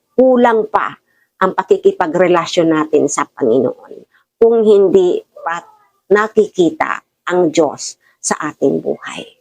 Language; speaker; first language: Filipino; non-native, local second language; Bikol